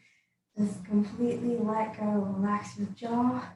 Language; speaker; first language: English; native; English